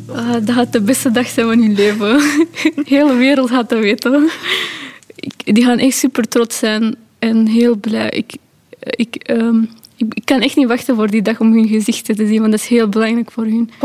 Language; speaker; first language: Dutch; non-native, fluent; Urdu